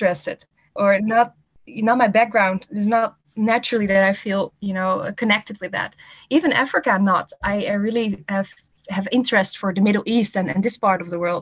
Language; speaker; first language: English; non-native, fluent; Dutch